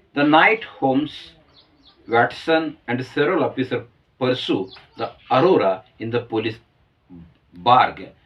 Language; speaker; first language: English; non-native, local second language; Marathi